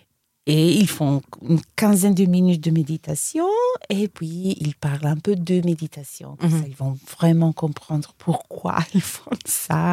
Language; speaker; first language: French; non-native, fluent; Italian